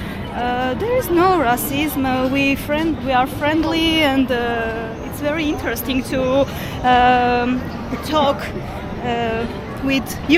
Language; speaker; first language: English; non-native, learner; Armenian